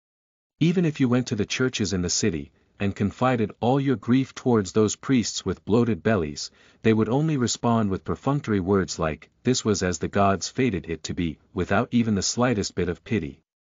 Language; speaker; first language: English; native; English